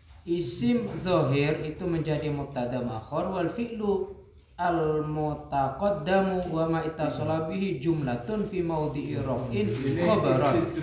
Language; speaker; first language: Arabic; non-native, learner; Javanese